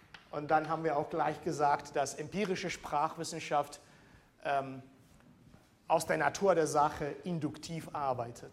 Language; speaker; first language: German; non-native, fluent; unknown